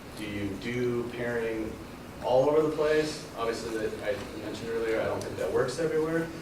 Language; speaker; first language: English; native; English